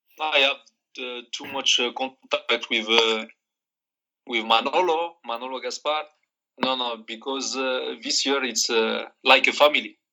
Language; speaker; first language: English; non-native, learner; Arabic